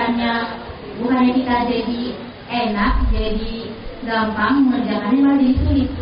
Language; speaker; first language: Indonesian; native; Indonesian